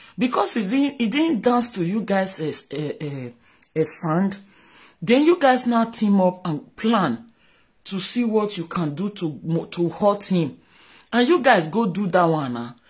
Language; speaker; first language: Nigerian Pidgin; non-native, local second language; Bini